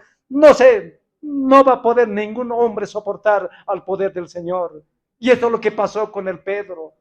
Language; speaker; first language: Spanish; non-native, local second language; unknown